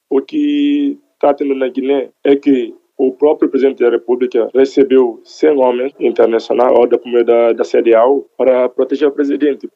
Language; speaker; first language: Portuguese; non-native, local second language; Upper Guinea Crioulo